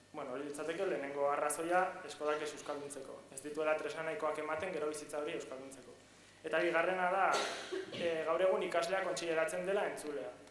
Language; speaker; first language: Basque; non-native, local second language; Spanish